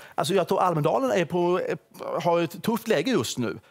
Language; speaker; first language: Swedish; native; Swedish